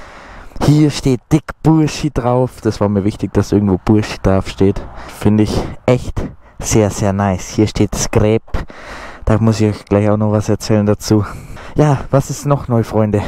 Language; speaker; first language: German; native; German